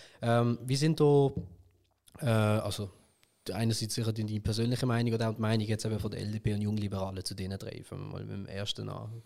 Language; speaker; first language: German; early bilingual, other home language; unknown